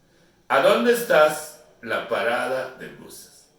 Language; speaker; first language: Spanish; non-native, learner; Urdu